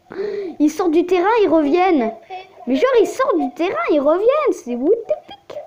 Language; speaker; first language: French; native; French